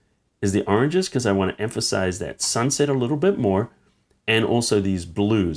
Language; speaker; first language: English; native; English